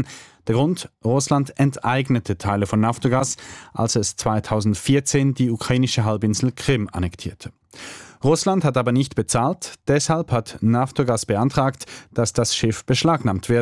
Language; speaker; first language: German; native; German